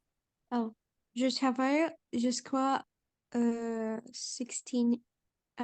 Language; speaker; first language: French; non-native, learner; English